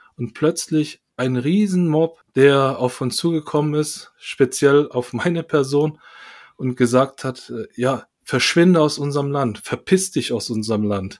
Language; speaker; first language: German; early bilingual, other home language; Korean